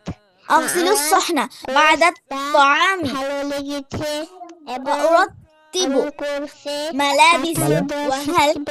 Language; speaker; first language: Arabic; non-native, learner; Bangla